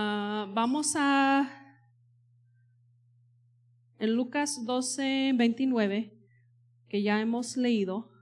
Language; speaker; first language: Spanish; non-native, fluent; English